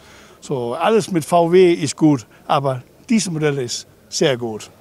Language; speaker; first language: German; non-native, learner; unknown